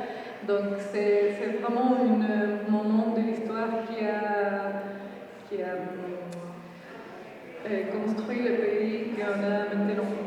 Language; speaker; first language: French; non-native, fluent; Spanish